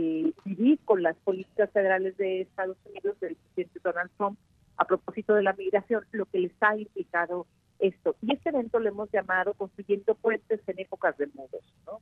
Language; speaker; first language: Spanish; native; Spanish